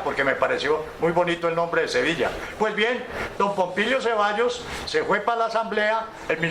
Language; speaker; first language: Spanish; native; Spanish